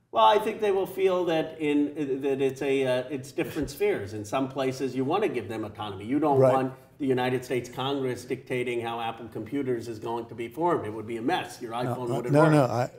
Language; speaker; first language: English; native; English